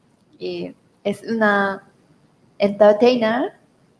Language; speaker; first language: Spanish; non-native, learner; Japanese